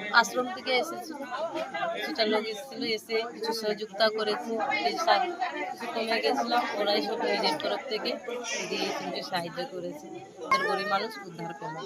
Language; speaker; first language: Bangla; non-native, local second language; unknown